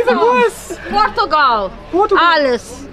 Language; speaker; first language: German; non-native, learner; Portuguese